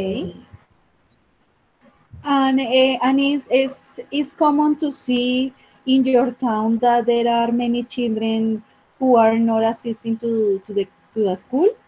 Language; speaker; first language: English; non-native, fluent; Spanish